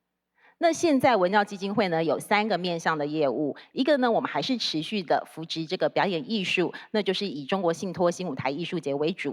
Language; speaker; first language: Chinese; native; Chinese